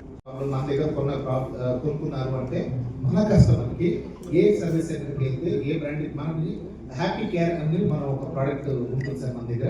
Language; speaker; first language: Telugu; native; Telugu